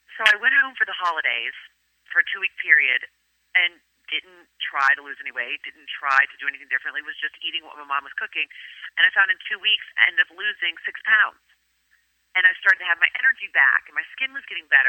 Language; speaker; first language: English; native; English